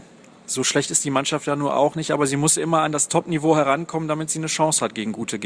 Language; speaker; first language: German; native; German